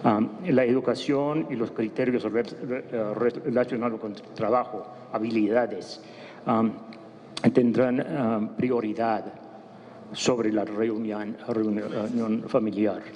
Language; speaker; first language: Spanish; non-native, fluent; English